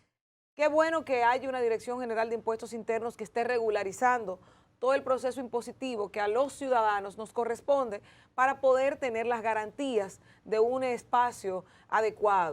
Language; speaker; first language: Spanish; native; Spanish